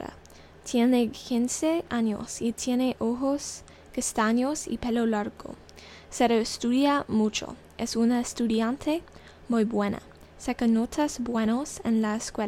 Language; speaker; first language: Spanish; non-native, learner; English